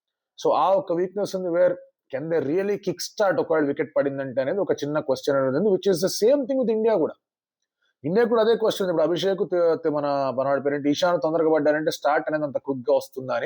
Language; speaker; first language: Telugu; native; Telugu